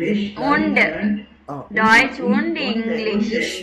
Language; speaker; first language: German; non-native, fluent; Tamil